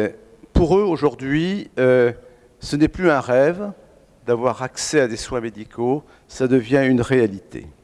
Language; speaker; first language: French; native; French